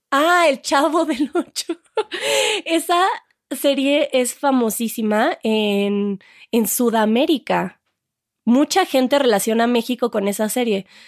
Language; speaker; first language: Spanish; native; Spanish